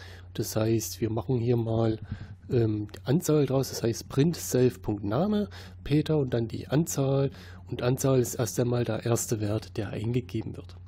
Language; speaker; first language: German; native; German